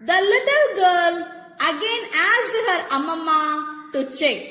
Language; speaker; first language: English; non-native, local second language; Tamil